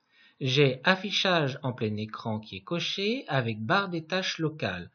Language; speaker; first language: French; native; French